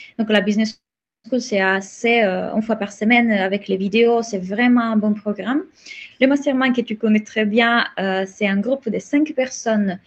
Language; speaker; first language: French; non-native, fluent; Italian